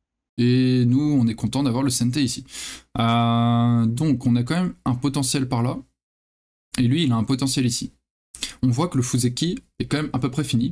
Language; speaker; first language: French; native; French